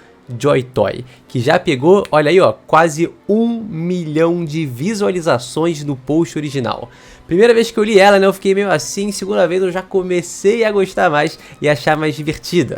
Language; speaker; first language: Portuguese; native; Portuguese